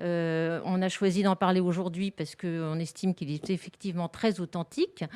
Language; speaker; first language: French; native; French